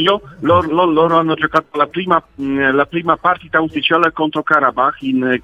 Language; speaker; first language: Italian; non-native, learner; Polish